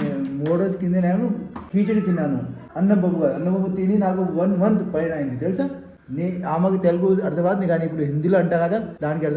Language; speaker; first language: Telugu; non-native, learner; Hindi